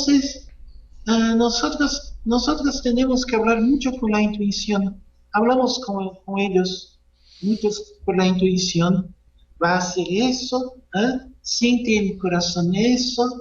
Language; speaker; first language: Spanish; non-native, learner; Portuguese